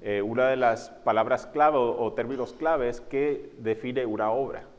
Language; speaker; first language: Spanish; non-native, fluent; English